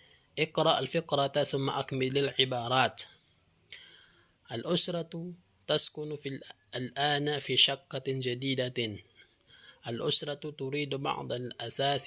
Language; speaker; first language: Arabic; non-native, fluent; Filipino